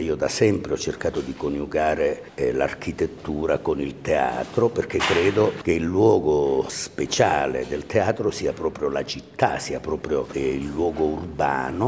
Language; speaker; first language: Italian; native; Italian